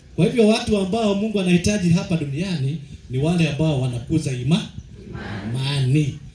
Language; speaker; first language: Swahili; non-native, local second language; Kikuyu